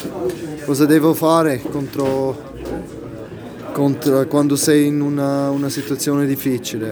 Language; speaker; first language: Italian; non-native, local second language; German